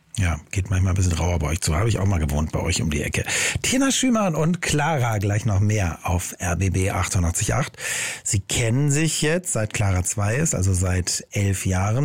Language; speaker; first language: German; native; German